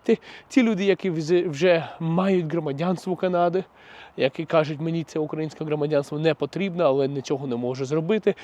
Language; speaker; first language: Ukrainian; non-native, local second language; Russian